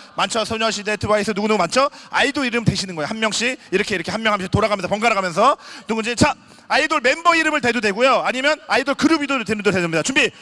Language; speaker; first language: Korean; native; Korean